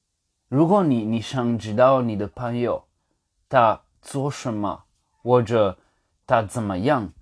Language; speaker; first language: Chinese; non-native, fluent; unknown